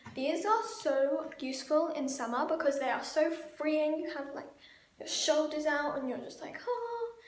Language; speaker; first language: English; native; English